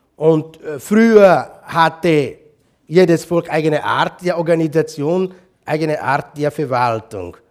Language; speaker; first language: German; non-native, fluent; Igbo